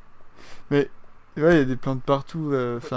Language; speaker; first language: French; native; French